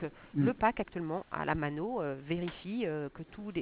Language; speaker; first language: French; native; French